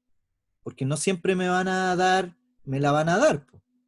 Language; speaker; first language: Spanish; native; Spanish